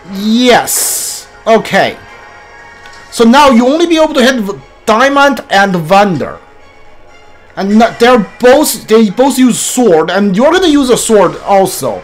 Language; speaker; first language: English; native; English